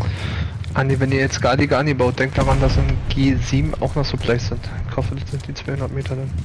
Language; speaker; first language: German; native; German